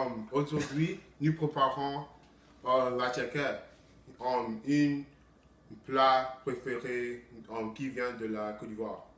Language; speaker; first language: French; non-native, learner; English